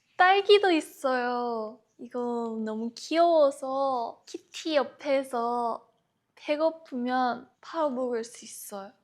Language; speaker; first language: Korean; non-native, learner; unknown